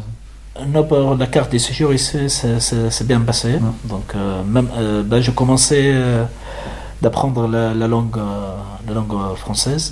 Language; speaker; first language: French; non-native, learner; Arabic